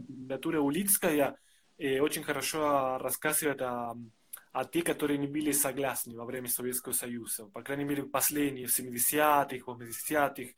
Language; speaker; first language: Russian; non-native, fluent; Spanish